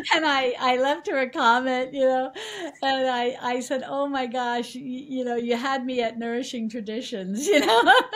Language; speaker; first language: English; native; English